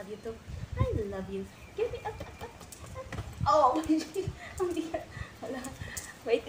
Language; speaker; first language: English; non-native, local second language; Filipino